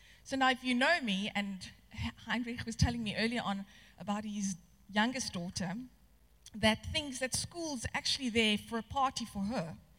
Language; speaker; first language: English; non-native, local second language; Afrikaans